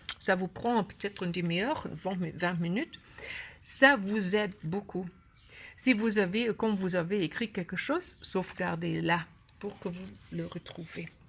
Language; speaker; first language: French; non-native, learner; German